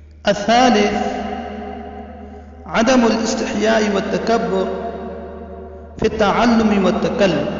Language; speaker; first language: Arabic; non-native, fluent; Urdu